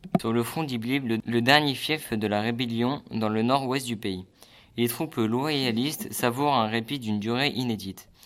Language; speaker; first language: French; native; French